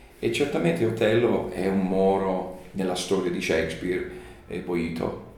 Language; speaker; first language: Italian; non-native, learner; English